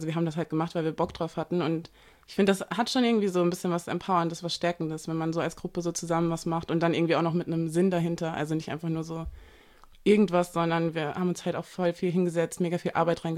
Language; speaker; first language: German; native; German